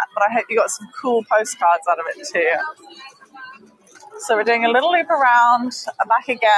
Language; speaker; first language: English; native; English